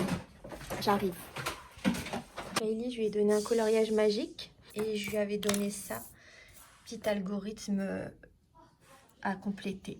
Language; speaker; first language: French; native; French